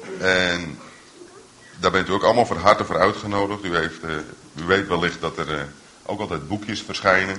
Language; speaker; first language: Dutch; native; Dutch